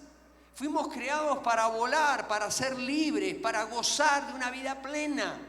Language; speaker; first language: Spanish; native; Spanish